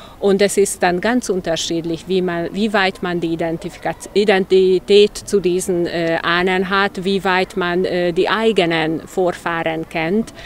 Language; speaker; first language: German; non-native, local second language; Hungarian